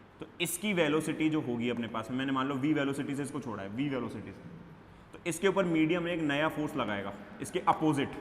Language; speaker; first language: Hindi; native; Hindi